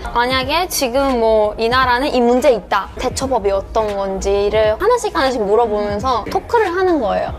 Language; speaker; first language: Korean; non-native, fluent; Persian